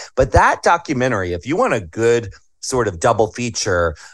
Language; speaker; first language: English; native; English